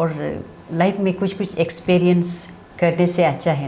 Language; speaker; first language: Hindi; non-native, local second language; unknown